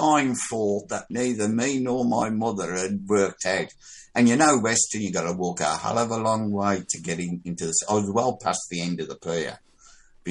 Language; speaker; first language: English; native; English